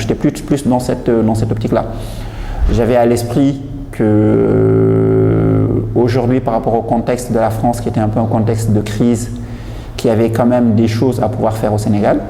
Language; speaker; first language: French; non-native, local second language; Wolof